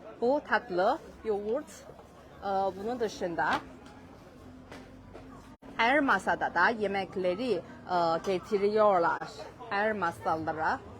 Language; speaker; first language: Turkish; non-native, learner; Chinese